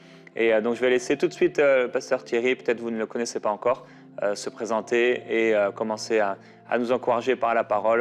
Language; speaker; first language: French; native; French